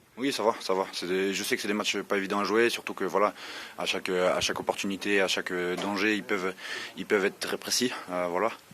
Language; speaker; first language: French; native; French